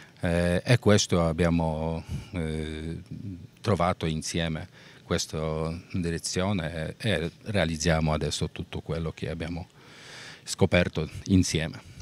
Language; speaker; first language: Italian; non-native, learner; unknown